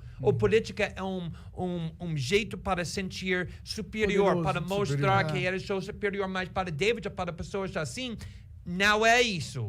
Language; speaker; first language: Portuguese; non-native, fluent; English